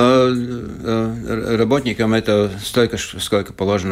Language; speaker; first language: Russian; non-native, local second language; Latvian